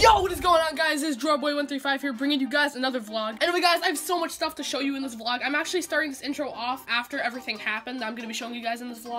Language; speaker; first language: English; native; English